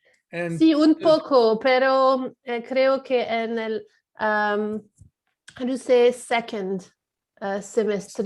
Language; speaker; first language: Spanish; non-native, learner; English